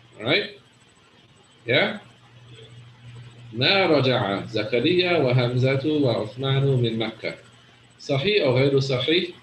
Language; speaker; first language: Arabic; non-native, fluent; English